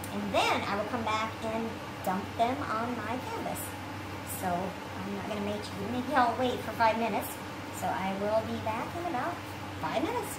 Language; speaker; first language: English; native; English